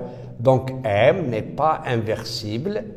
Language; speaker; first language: French; non-native, local second language; Arabic